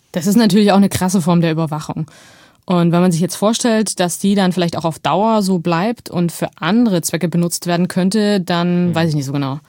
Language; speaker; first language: German; native; German